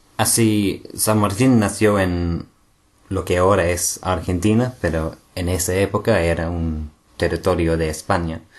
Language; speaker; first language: Spanish; non-native, fluent; English